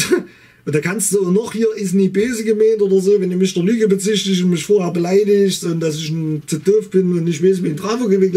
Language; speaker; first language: German; native; German